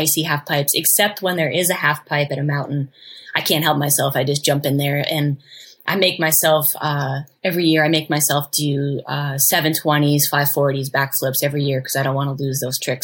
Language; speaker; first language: English; native; English